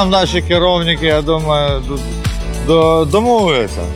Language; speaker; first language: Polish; non-native, learner; Ukrainian